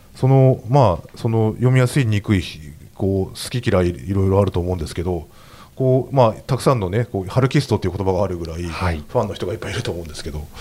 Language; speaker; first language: Japanese; native; Japanese